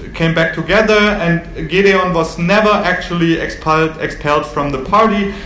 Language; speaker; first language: English; non-native, fluent; German